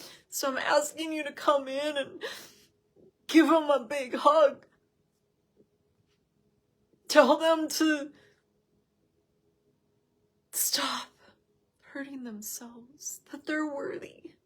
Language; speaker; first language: English; native; English